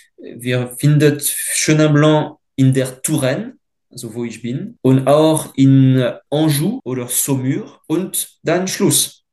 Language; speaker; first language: German; non-native, fluent; French